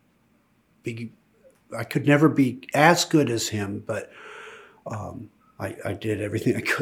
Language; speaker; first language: English; native; English